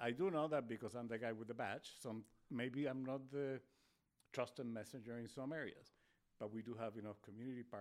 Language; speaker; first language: English; non-native, fluent; Spanish